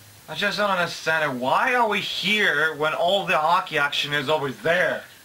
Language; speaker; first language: English; non-native, fluent; Russian